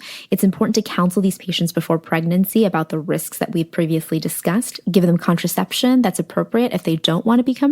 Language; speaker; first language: English; native; English